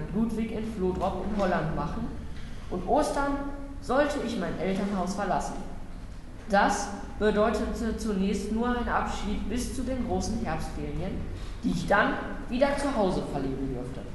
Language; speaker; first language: German; native; German